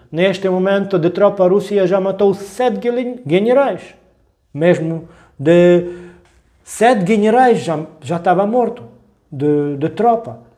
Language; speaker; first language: Portuguese; non-native, learner; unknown